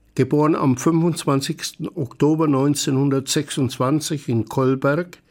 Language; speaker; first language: German; native; German